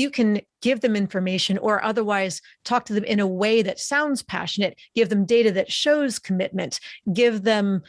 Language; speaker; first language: English; native; English